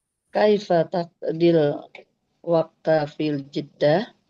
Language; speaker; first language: Arabic; non-native, learner; Indonesian